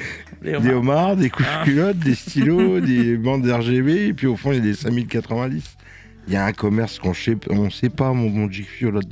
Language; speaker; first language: French; native; French